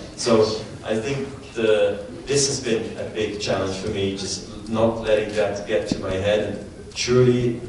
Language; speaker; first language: English; non-native, fluent; German